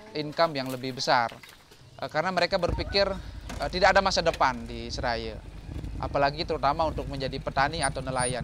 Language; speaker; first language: Indonesian; non-native, local second language; Balinese